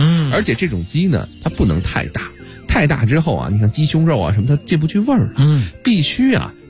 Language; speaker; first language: Chinese; native; Chinese